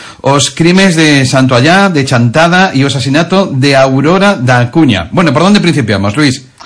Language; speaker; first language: Galician; native; Galician